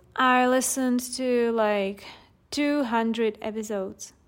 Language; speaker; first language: English; non-native, fluent; Czech